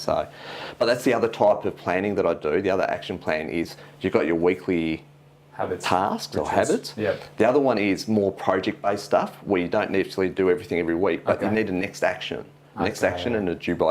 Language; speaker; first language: English; native; English